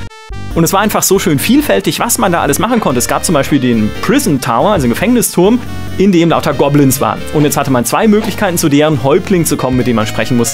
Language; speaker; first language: German; native; German